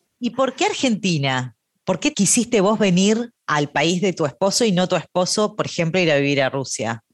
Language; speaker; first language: Spanish; native; Spanish